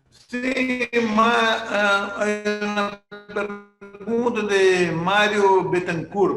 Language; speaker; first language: Portuguese; non-native, learner; Spanish